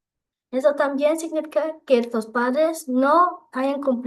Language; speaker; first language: Spanish; non-native, local second language; English